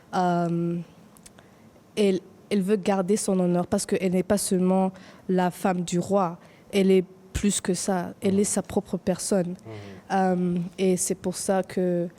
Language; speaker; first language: French; non-native, fluent; English